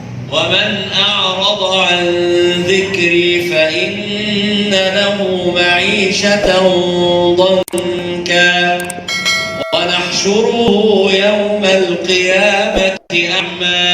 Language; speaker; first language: Arabic; native; Arabic